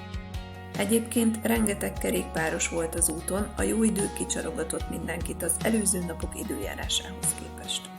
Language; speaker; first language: Hungarian; native; Hungarian